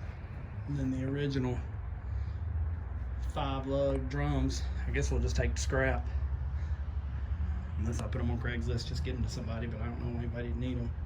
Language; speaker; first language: English; native; English